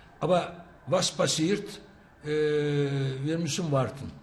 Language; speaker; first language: German; non-native, fluent; Turkish